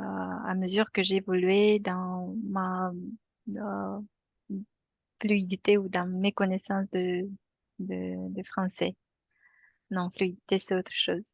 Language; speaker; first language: French; non-native, fluent; Romanian